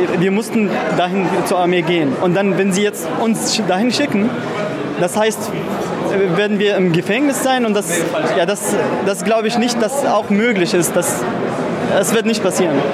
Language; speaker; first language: German; non-native, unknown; Arabic